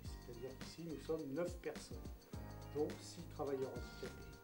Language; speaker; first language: French; native; French